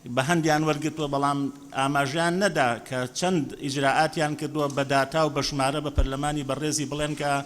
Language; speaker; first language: Central Kurdish; non-native, local second language; Assyrian Neo-Aramaic